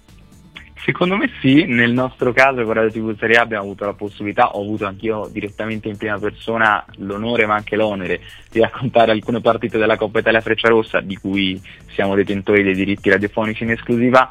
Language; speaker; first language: Italian; native; Italian